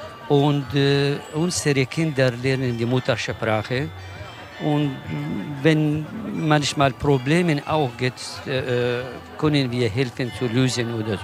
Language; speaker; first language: German; non-native, learner; Kurdish